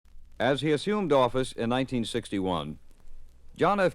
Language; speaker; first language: English; native; English